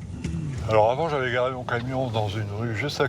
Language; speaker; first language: French; native; French